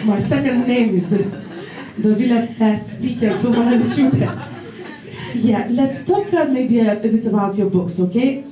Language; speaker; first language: English; non-native, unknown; Lithuanian